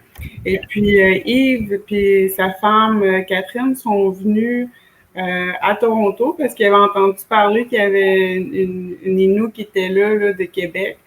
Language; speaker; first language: French; native; French